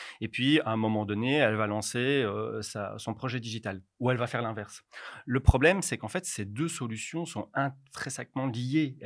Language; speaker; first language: French; native; French